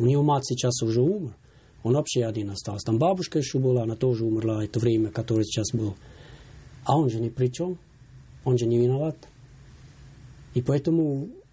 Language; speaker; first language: Russian; non-native, fluent; Swiss German